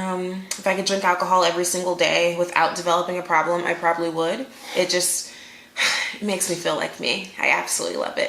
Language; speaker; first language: English; native; English